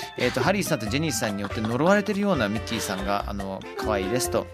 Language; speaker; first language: Japanese; early bilingual, heritage; Japanese